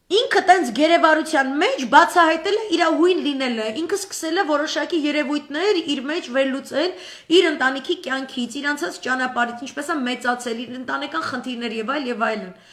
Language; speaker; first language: Armenian; native; Armenian